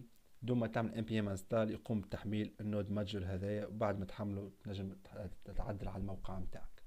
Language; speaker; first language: Arabic; native; Arabic